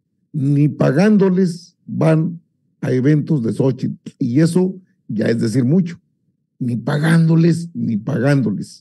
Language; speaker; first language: Spanish; native; Spanish